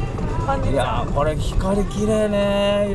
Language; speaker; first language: Japanese; native; Japanese